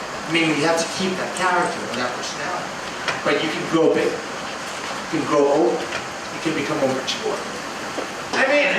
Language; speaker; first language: English; early bilingual, other home language; Thai